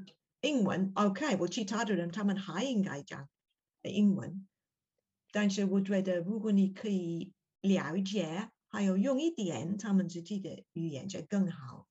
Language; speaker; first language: Chinese; non-native, learner; English